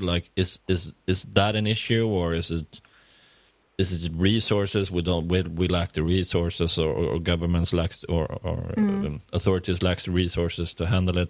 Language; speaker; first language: English; non-native, fluent; Swedish